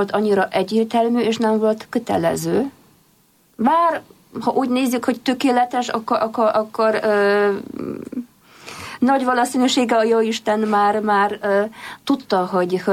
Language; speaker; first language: Hungarian; non-native, fluent; Polish